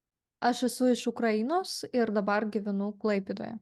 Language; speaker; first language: Lithuanian; non-native, fluent; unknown